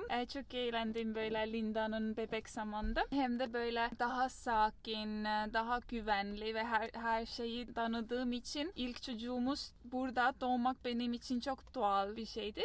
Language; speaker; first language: Turkish; non-native, fluent; Estonian